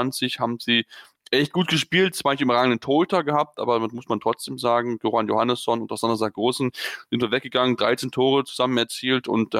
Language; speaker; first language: German; native; German